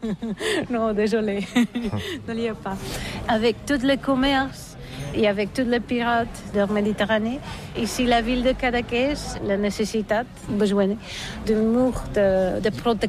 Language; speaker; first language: French; non-native, learner; Catalan